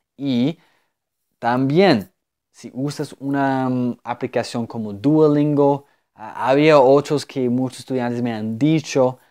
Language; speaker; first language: Spanish; non-native, fluent; English